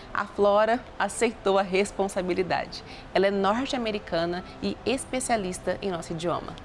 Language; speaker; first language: Portuguese; native; Portuguese